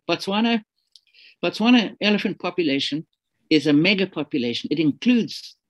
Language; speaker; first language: English; native; English